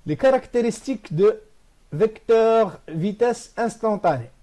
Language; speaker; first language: French; non-native, local second language; Arabic